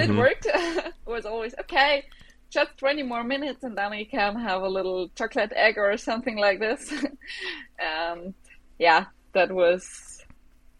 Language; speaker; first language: English; non-native, fluent; German